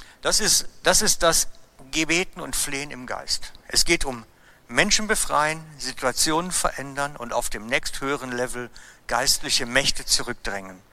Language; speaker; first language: German; native; German